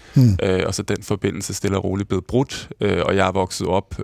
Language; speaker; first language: Danish; native; Danish